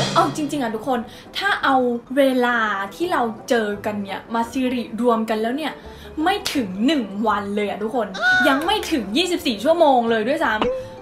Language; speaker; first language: Thai; native; Thai